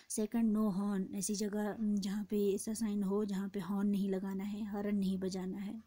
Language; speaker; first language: Hindi; non-native, local second language; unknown